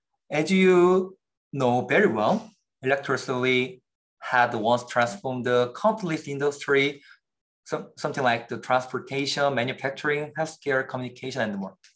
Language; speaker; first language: English; non-native, fluent; Korean